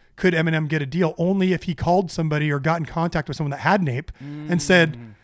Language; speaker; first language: English; native; English